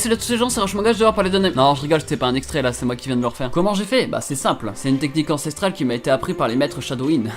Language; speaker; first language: French; native; French